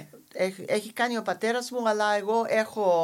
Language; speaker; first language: Greek; non-native, fluent; English